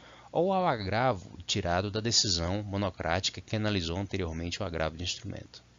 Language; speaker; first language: Portuguese; native; Portuguese